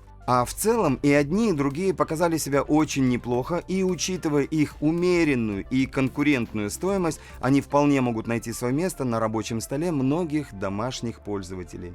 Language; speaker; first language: Russian; native; Russian